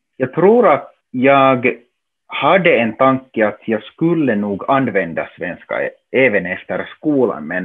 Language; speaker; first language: Swedish; non-native, local second language; Finnish